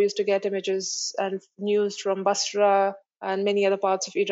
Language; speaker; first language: English; non-native, local second language; Kashmiri